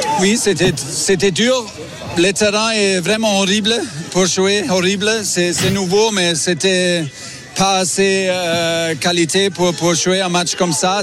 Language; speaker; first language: French; non-native, learner; German